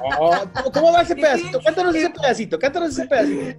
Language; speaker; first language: Spanish; native; Spanish